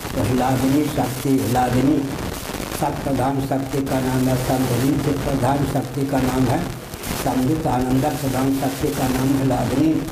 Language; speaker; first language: Hindi; non-native, local second language; Maithili